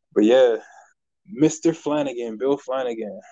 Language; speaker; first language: English; native; English